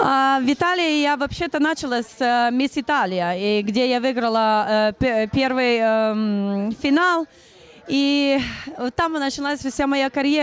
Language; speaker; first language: Russian; early bilingual, heritage; Russian